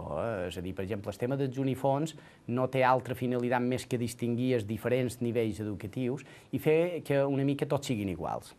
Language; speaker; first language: Catalan; native; Catalan